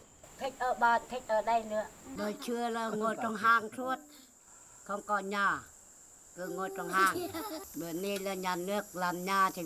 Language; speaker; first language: Vietnamese; non-native, local second language; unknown